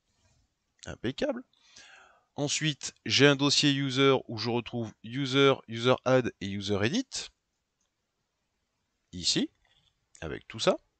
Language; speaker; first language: French; native; French